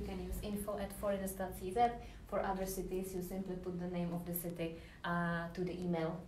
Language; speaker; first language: English; non-native, fluent; Czech